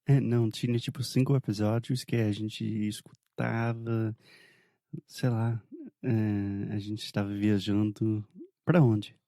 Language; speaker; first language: Portuguese; non-native, fluent; English